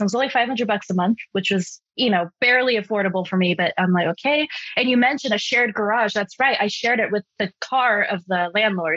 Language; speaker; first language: English; early bilingual, other home language; Chinese